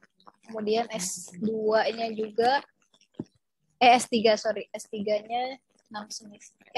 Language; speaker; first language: Indonesian; native; Indonesian